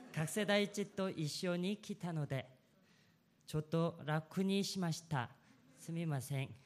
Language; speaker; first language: Japanese; non-native, learner; Korean